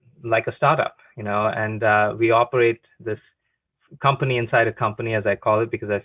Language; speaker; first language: English; non-native, local second language; Konkani